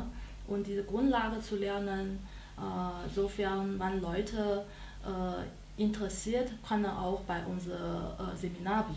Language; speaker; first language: German; non-native, learner; Chinese